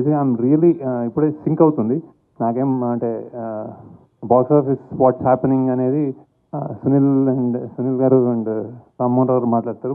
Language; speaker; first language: Telugu; native; Telugu